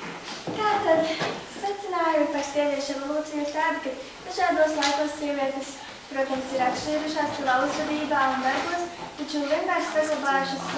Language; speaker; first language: Latvian; native; Latvian